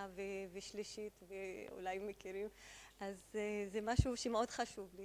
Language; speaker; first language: Hebrew; non-native, local second language; Arabic